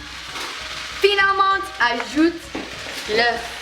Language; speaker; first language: French; non-native, learner; English